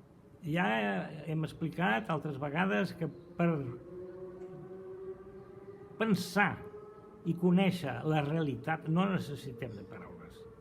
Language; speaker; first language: Catalan; non-native, fluent; Portuguese